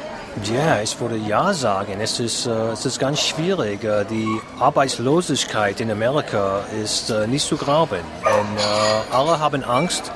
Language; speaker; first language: German; non-native, fluent; English